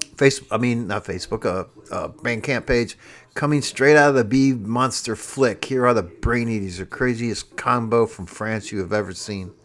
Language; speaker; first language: English; native; English